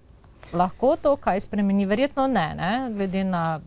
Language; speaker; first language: Slovenian; native; Slovenian